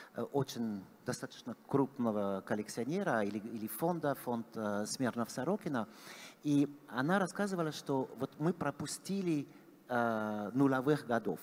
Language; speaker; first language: Russian; non-native, fluent; French